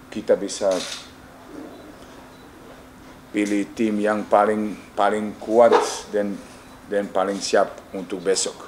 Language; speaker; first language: Indonesian; non-native, fluent; English